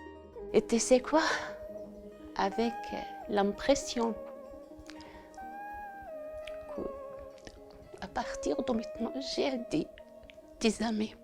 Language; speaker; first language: French; non-native, fluent; Arabic